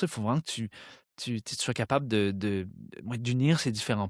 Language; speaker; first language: French; native; French